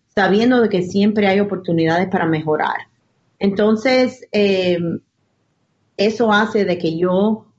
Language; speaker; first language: Spanish; early bilingual, heritage; Spanish